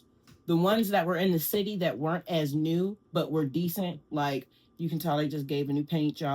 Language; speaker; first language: English; native; English